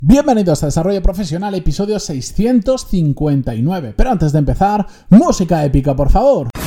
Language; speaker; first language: Spanish; native; Spanish